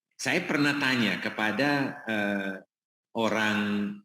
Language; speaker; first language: Indonesian; non-native, fluent; English